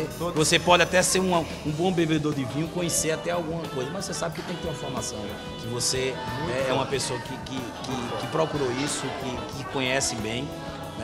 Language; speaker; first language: Portuguese; native; Portuguese